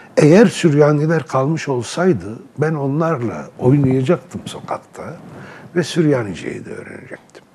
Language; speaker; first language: Turkish; non-native, local second language; Arabic